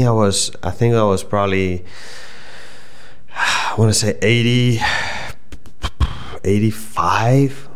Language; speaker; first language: English; non-native, fluent; Spanish